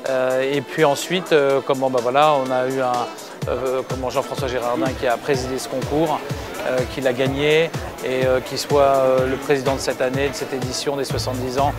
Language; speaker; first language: French; native; French